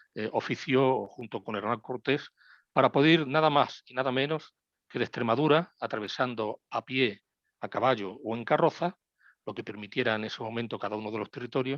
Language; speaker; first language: Spanish; native; Spanish